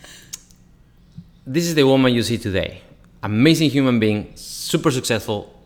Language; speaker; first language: English; non-native, fluent; Spanish